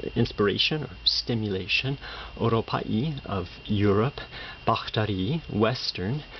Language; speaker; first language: English; native; English